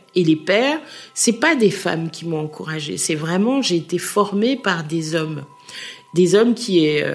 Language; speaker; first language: French; native; French